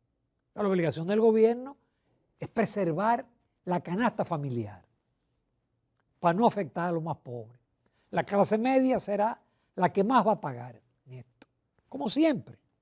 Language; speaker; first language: Spanish; native; Spanish